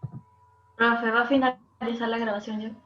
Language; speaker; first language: Spanish; native; Spanish